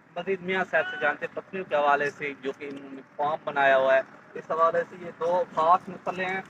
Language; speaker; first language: Urdu; non-native, local second language; Saraiki